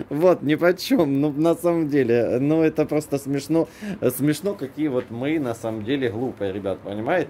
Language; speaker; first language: Russian; native; Russian